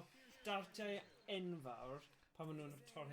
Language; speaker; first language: Welsh; native; Welsh